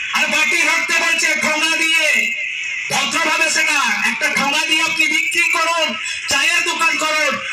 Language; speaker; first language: Bangla; non-native, local second language; Santali